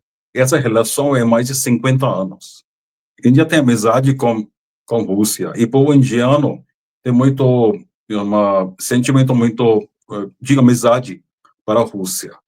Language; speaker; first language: Portuguese; non-native, fluent; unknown